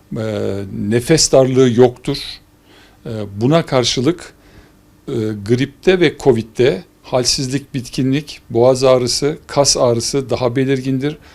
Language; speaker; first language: Turkish; native; Turkish